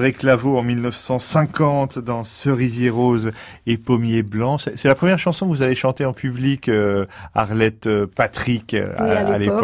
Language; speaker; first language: French; native; French